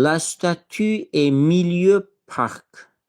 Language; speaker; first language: French; non-native, fluent; Azerbaijani